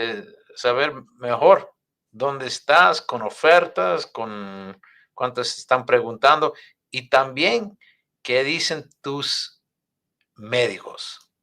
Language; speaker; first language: Spanish; non-native, fluent; English